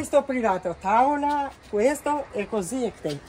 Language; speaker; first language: Italian; non-native, learner; Albanian